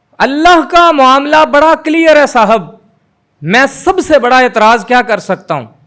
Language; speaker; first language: Urdu; non-native, local second language; Punjabi